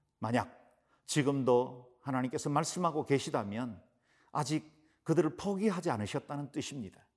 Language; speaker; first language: Korean; native; Korean